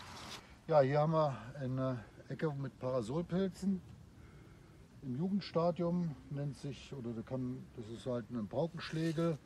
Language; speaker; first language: German; native; German